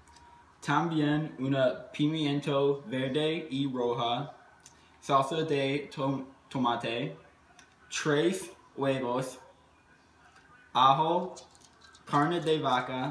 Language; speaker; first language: Spanish; non-native, learner; English